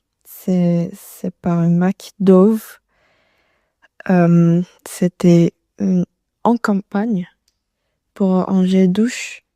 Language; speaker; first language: French; non-native, learner; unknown